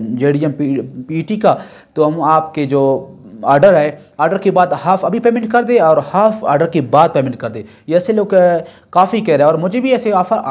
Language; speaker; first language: Urdu; non-native, local second language; Brahui